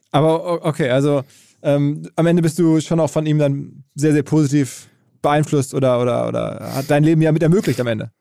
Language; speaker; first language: German; native; German